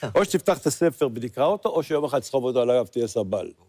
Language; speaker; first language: Hebrew; native; Hebrew